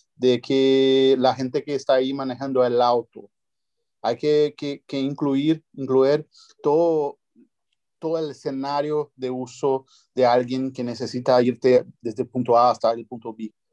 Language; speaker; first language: Spanish; non-native, fluent; Portuguese